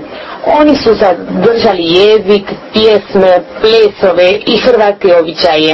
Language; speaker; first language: Croatian; early bilingual, heritage; Croatian